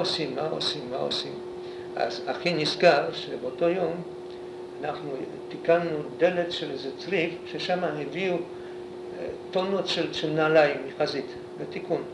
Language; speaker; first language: Hebrew; non-native, fluent; Polish